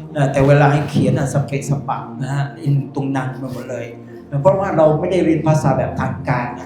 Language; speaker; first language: Thai; non-native, local second language; Pattani Malay